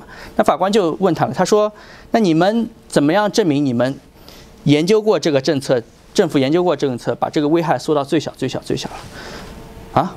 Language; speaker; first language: Chinese; native; Chinese